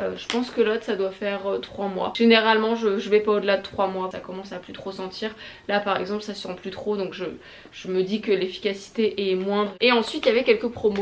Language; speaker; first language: French; native; French